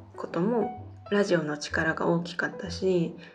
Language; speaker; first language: Japanese; non-native, fluent; Korean